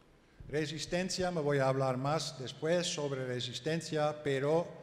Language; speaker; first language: Spanish; non-native, learner; Dutch